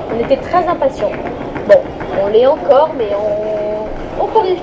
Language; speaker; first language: French; native; French